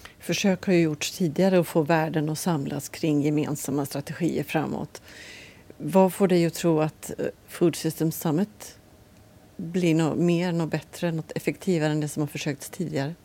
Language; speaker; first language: Swedish; native; Swedish